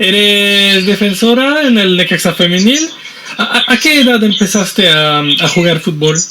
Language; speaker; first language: Spanish; non-native, fluent; French